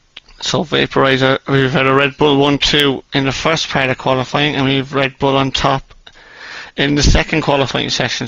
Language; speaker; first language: English; native; English